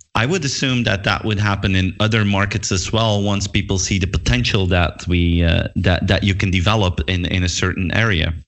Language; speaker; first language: English; non-native, fluent; Dutch